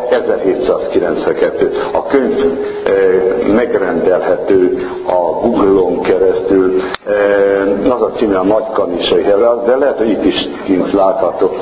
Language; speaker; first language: Hungarian; non-native, fluent; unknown